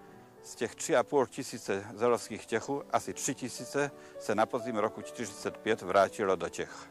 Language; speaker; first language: Czech; early bilingual, heritage; Czech